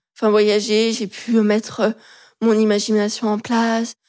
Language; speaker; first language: French; native; French